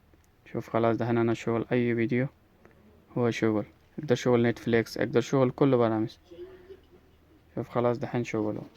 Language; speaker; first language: Arabic; non-native, learner; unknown